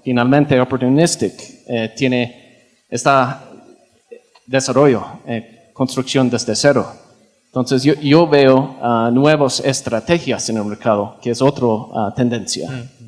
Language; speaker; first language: Spanish; non-native, fluent; English